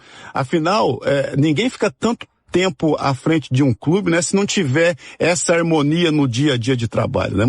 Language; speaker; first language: Portuguese; native; Portuguese